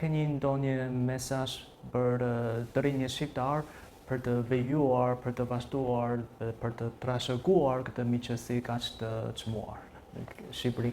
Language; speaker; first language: Albanian; native; Albanian